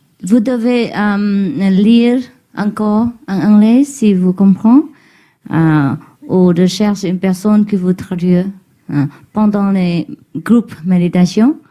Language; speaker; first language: French; non-native, learner; Vietnamese